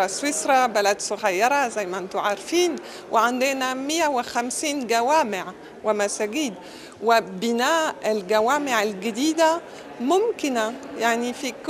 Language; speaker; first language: Arabic; non-native, fluent; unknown